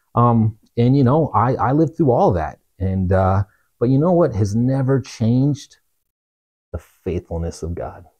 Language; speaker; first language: English; native; English